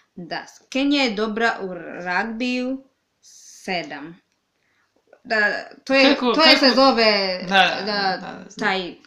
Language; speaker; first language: Serbian; non-native, fluent; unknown